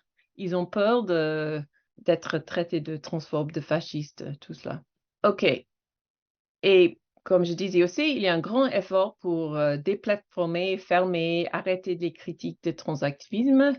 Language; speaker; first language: French; non-native, fluent; English